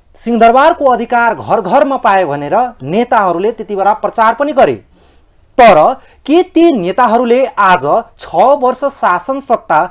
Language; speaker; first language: Nepali; non-native, local second language; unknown